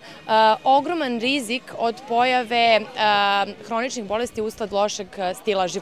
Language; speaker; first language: Serbian; native; Serbian